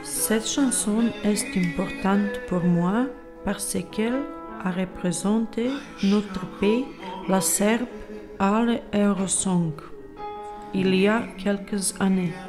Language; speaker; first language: French; non-native, learner; Serbian